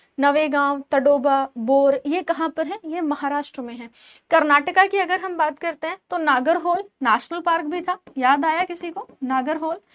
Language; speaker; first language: Hindi; native; Hindi